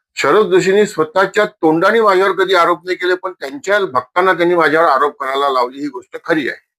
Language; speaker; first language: Marathi; non-native, local second language; Marwari